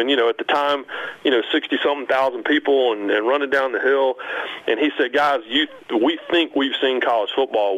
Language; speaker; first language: English; native; English